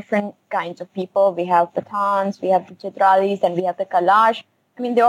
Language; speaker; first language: English; non-native, local second language; Khowar